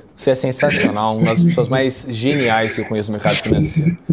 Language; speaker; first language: Portuguese; native; Portuguese